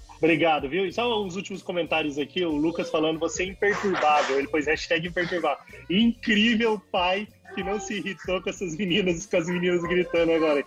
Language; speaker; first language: Portuguese; native; Portuguese